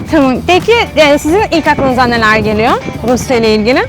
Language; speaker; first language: Turkish; non-native, fluent; Russian